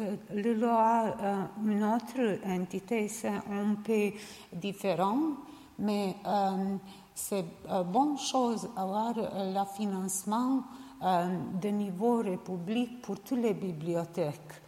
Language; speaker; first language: French; non-native, learner; Serbian